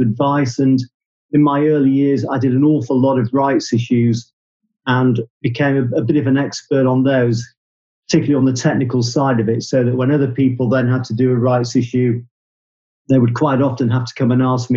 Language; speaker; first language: English; native; English